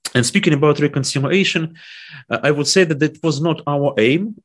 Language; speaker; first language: English; non-native, fluent; Ukrainian